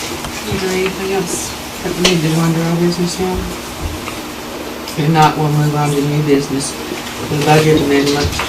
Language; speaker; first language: English; native; English